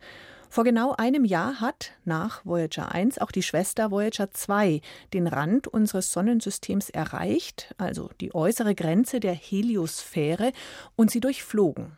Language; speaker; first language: German; native; German